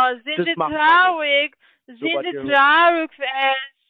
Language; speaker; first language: German; non-native, learner; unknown